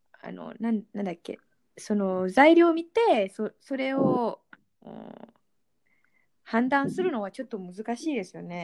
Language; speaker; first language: Japanese; non-native, fluent; Malay